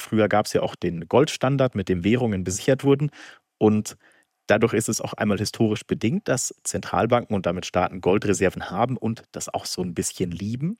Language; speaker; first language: German; native; German